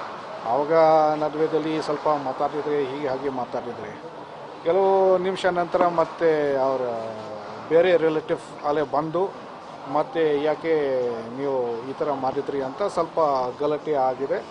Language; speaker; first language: Kannada; non-native, fluent; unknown